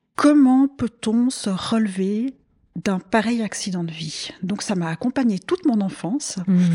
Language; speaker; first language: French; native; French